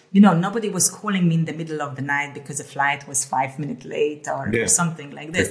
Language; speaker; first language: English; early bilingual, other home language; Hungarian